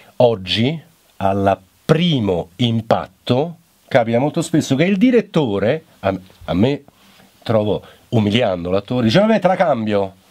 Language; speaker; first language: Italian; native; Italian